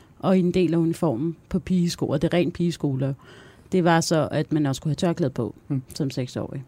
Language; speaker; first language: Danish; early bilingual, other home language; Persian